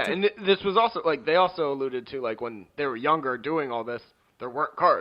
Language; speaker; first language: English; native; English